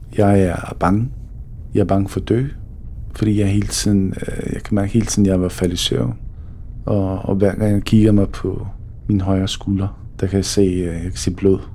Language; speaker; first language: Danish; early bilingual, other home language; Bosnian